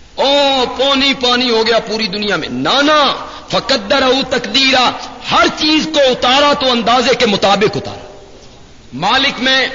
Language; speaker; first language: Urdu; non-native, local second language; Punjabi